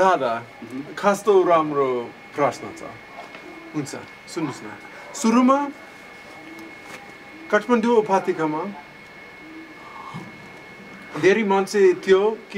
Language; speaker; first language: Nepali; non-native, learner; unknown